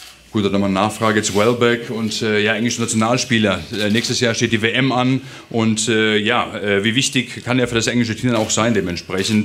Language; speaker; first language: German; native; German